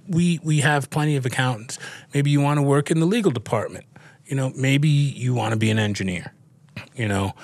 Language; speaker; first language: English; native; English